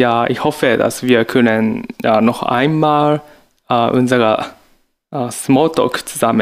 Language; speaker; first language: German; non-native, learner; Japanese